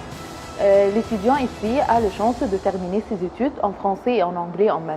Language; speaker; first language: French; non-native, fluent; Arabic